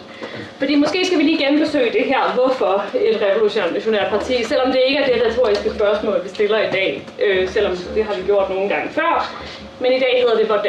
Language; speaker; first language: Danish; native; Danish